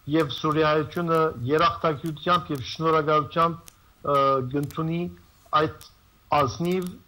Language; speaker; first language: Armenian; native; Armenian